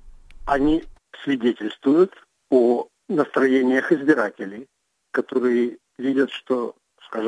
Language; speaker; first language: Russian; native; Russian